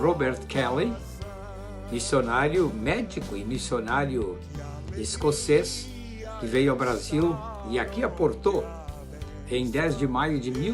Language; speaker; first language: Portuguese; native; Portuguese